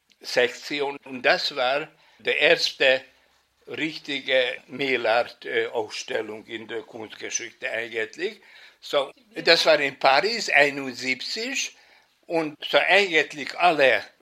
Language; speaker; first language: German; non-native, fluent; Hungarian